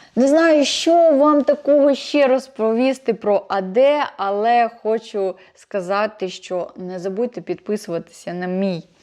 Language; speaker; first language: Ukrainian; non-native, local second language; Russian